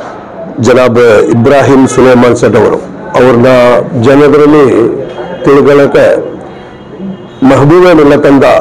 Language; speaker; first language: Kannada; non-native, local second language; Urdu